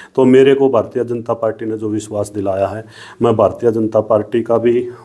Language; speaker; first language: Hindi; native; Hindi